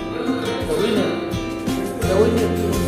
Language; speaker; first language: English; non-native, learner; Filipino